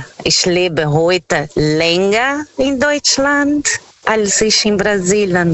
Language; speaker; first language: German; non-native, fluent; Portuguese